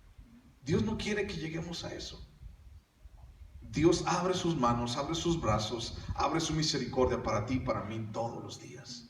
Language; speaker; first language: Spanish; native; Spanish